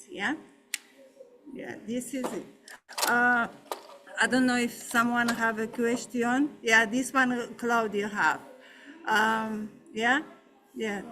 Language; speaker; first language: English; non-native, learner; Portuguese